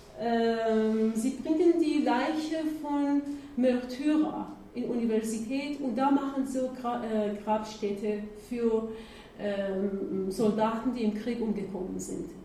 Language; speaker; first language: German; non-native, learner; Persian